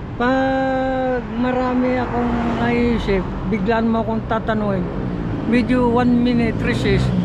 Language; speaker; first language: Filipino; non-native, local second language; Iloko